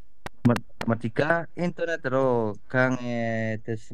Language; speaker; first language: Korean; non-native, learner; Indonesian